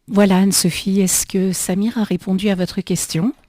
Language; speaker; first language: French; native; French